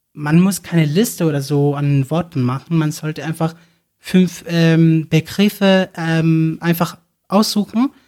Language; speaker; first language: German; non-native, fluent; Spanish